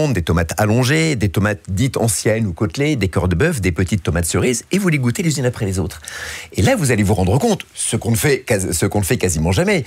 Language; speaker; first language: French; native; French